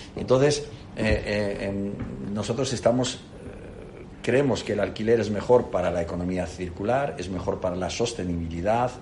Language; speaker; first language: Spanish; native; Spanish